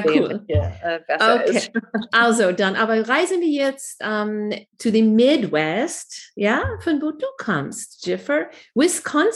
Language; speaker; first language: German; non-native, fluent; English